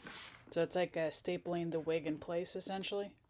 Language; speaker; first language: English; native; English